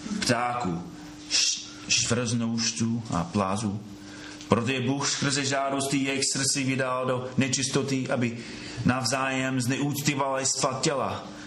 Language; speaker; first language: Czech; non-native, fluent; English